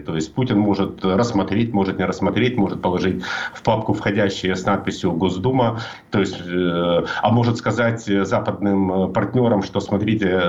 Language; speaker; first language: Russian; native; Russian